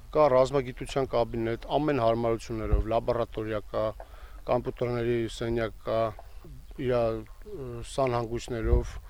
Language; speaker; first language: Armenian; native; Armenian